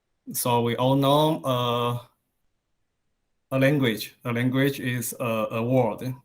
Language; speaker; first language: English; non-native, learner; Chinese